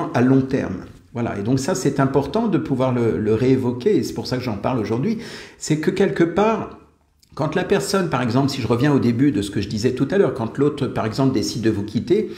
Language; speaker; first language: French; native; French